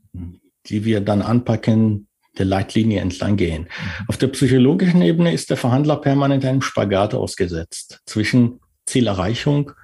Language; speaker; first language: German; non-native, fluent; Persian